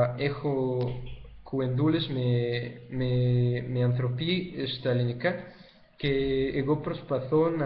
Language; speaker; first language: Greek; non-native, learner; Spanish